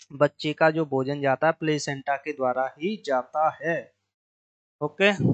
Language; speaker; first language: Hindi; native; Hindi